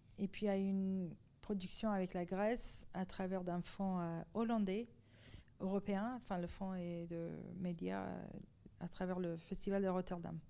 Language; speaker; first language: French; non-native, fluent; Persian